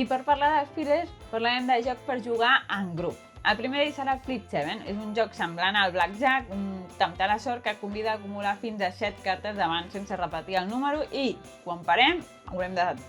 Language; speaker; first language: Catalan; native; Catalan